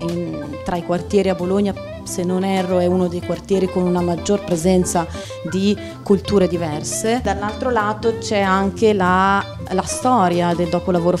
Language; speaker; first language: Italian; native; Italian